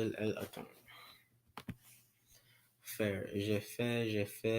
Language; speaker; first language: French; non-native, learner; English